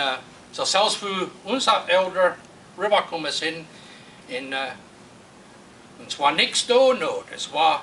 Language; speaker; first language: German; early bilingual, heritage; Pennsylvania German